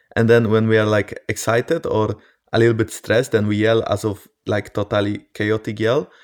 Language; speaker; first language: English; non-native, fluent; Polish